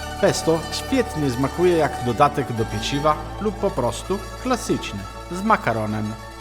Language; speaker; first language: Polish; non-native, learner; Italian